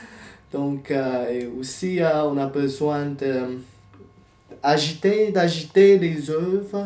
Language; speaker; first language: French; non-native, fluent; Chinese